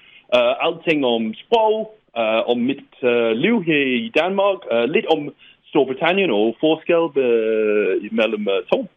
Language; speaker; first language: Danish; non-native, learner; English